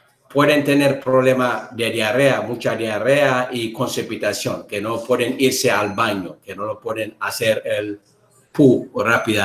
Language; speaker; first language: Spanish; non-native, learner; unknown